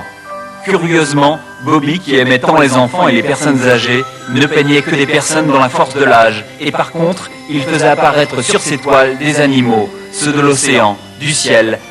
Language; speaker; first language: French; native; French